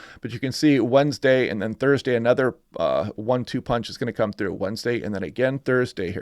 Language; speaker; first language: English; native; English